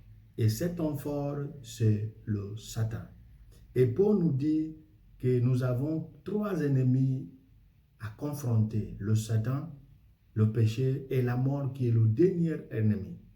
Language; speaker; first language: French; non-native, fluent; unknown